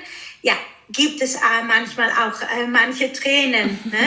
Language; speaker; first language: German; non-native, fluent; Greek